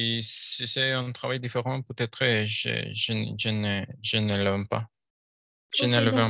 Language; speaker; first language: French; non-native, learner; Spanish